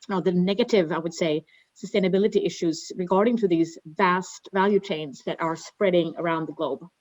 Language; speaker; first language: English; non-native, fluent; Swedish